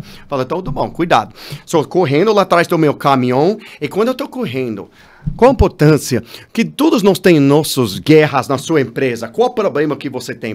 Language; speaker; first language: Portuguese; non-native, learner; English